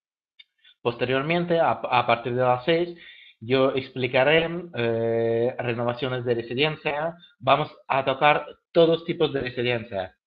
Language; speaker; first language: Spanish; native; Spanish